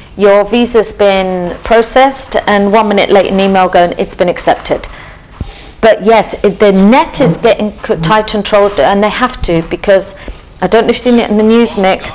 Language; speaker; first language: English; native; English